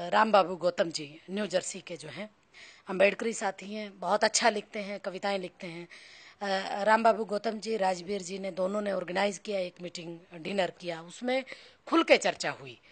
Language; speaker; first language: Hindi; native; Hindi